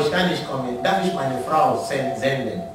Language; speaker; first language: German; non-native, learner; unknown